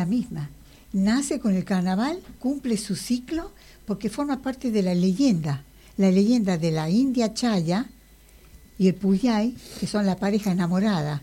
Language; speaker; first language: Spanish; native; Spanish